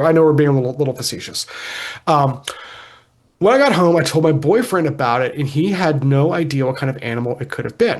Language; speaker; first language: English; native; English